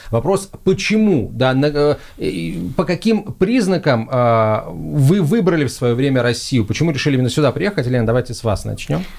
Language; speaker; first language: Russian; native; Russian